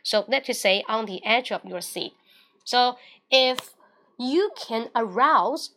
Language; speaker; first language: English; non-native, fluent; Chinese